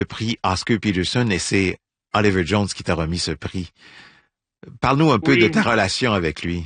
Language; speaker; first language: French; native; French